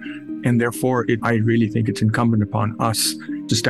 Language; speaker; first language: English; non-native, local second language; Urdu